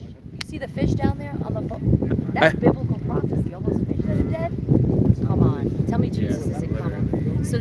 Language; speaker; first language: English; native; English